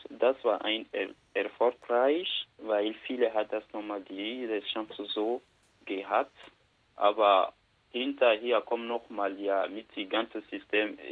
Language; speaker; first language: German; non-native, learner; Bambara